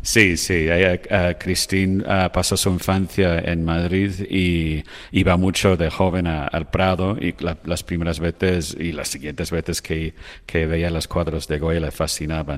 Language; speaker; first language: Spanish; non-native, fluent; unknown